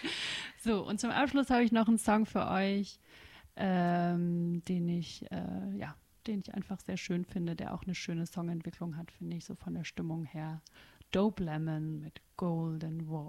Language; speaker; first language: German; native; German